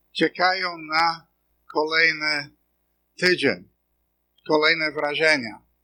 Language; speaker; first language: Polish; non-native, fluent; English